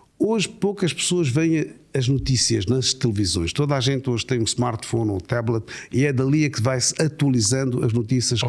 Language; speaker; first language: Portuguese; native; Portuguese